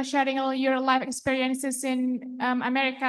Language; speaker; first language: English; non-native, fluent; Indonesian